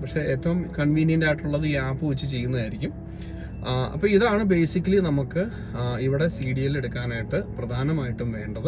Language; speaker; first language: Malayalam; native; Malayalam